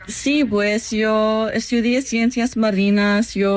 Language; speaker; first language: Spanish; non-native, fluent; English